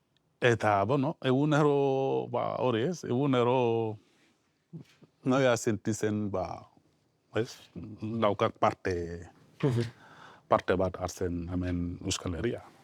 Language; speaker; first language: Basque; non-native, learner; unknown